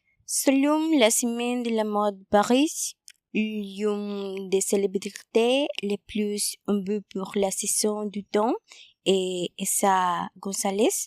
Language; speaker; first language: French; non-native, learner; Spanish